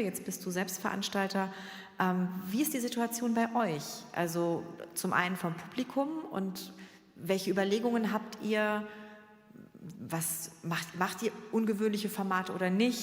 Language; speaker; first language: German; native; German